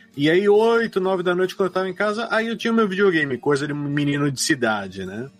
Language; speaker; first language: Portuguese; native; Portuguese